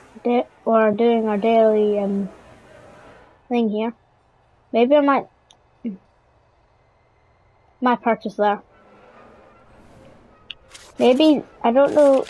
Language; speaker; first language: English; native; English